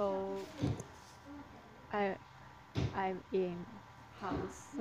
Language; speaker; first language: English; non-native, learner; Japanese